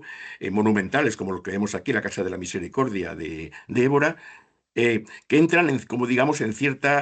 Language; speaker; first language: Spanish; native; Spanish